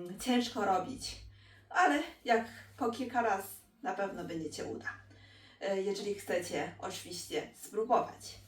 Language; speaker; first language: Polish; non-native, learner; Chinese